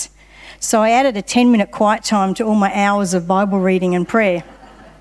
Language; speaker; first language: English; native; English